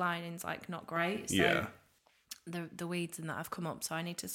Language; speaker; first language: English; native; English